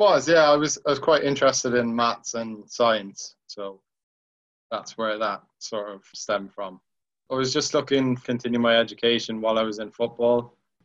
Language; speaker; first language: English; native; English